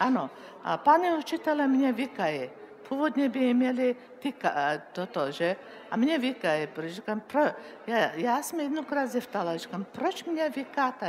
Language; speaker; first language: Czech; non-native, learner; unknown